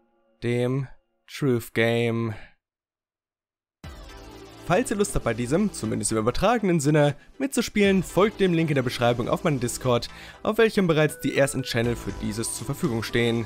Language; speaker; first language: German; native; German